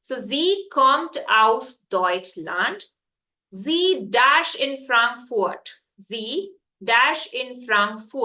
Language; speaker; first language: German; non-native, fluent; Hindi